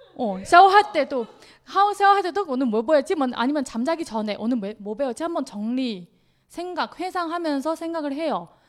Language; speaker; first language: Korean; non-native, fluent; Chinese